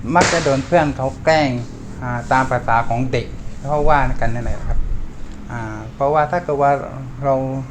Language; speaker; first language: Thai; non-native, local second language; Malay